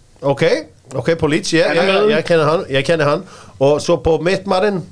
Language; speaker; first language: Danish; non-native, learner; Icelandic